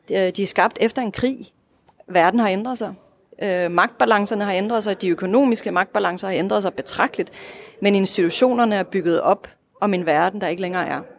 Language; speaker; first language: Danish; non-native, fluent; Russian